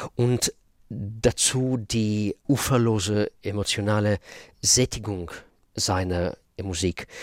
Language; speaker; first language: German; non-native, fluent; Russian